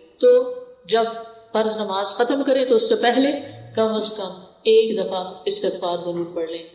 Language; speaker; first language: Urdu; native; Urdu